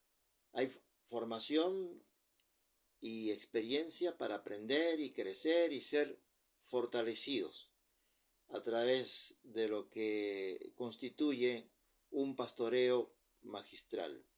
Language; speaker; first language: Spanish; native; Spanish